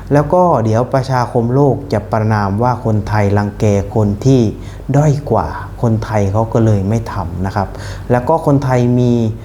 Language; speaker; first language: Thai; native; Thai